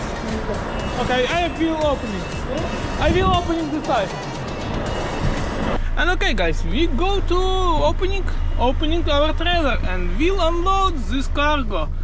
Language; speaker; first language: English; non-native, learner; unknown